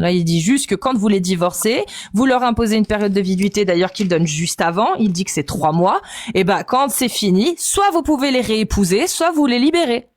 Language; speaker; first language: French; native; French